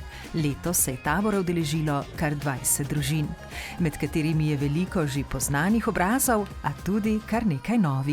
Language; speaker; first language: Slovenian; native; Slovenian